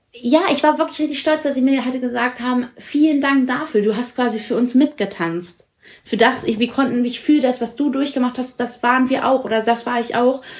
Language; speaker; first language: German; early bilingual, other home language; Italian